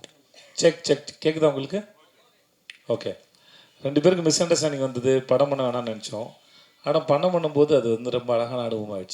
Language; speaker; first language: Tamil; native; Tamil